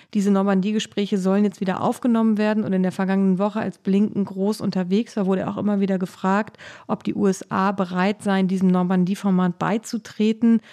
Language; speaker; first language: German; native; German